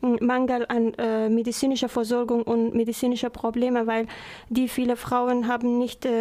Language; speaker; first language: German; non-native, learner; Persian